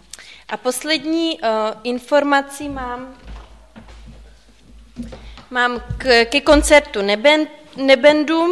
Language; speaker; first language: Czech; native; Czech